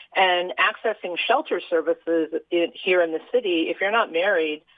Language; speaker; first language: English; native; English